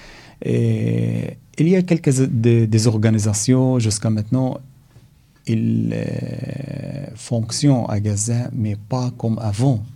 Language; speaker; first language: French; non-native, learner; Arabic